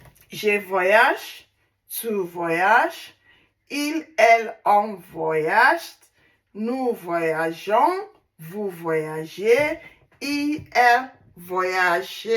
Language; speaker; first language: French; non-native, learner; Igbo